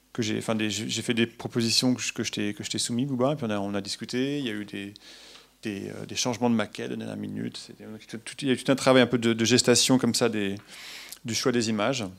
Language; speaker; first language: French; native; French